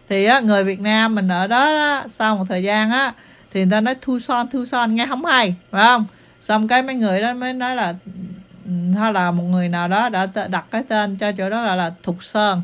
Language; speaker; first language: Vietnamese; early bilingual, heritage; Vietnamese